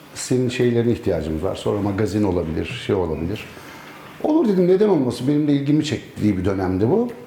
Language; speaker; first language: Turkish; native; Turkish